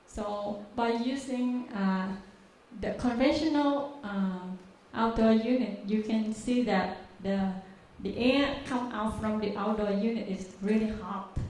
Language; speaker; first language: English; non-native, learner; Vietnamese